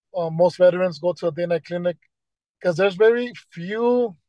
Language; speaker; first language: English; native; English